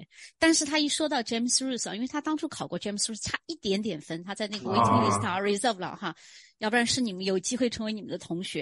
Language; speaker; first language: Chinese; native; Chinese